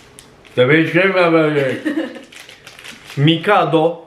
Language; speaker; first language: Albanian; non-native, learner; Turkish